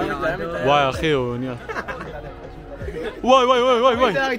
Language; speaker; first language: Hebrew; non-native, fluent; Korean